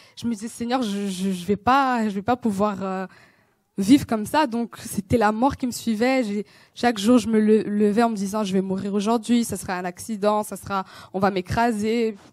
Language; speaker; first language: French; non-native, local second language; Kinyarwanda